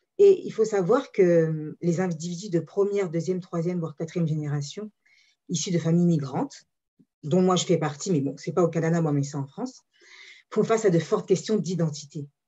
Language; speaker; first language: French; early bilingual, other home language; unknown